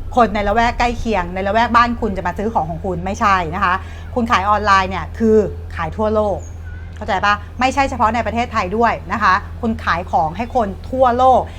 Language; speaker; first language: Thai; native; Thai